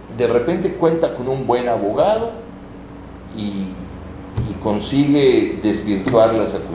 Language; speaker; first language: Spanish; native; Spanish